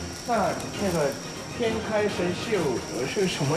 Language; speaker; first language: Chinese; non-native, learner; Korean